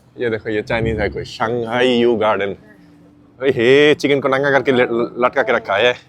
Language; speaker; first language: Hindi; non-native, fluent; Bangla